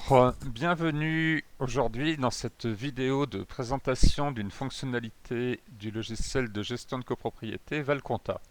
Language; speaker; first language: French; native; French